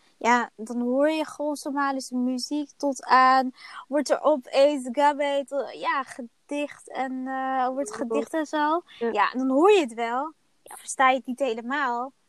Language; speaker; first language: Dutch; early bilingual, other home language; Somali